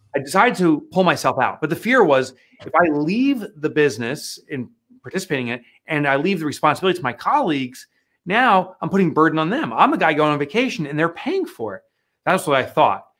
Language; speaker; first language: English; native; English